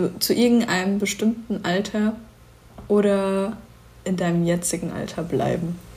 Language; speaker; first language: German; native; German